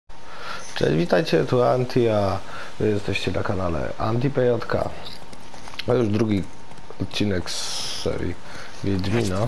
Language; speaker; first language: Polish; native; Polish